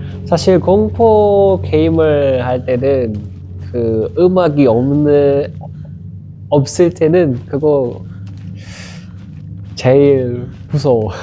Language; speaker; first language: Korean; non-native, learner; Indonesian